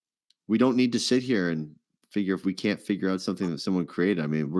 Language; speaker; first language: English; native; English